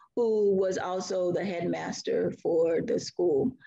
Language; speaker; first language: English; native; English